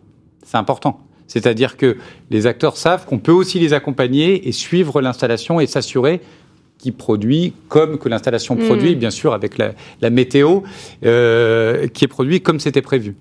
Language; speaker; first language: French; native; French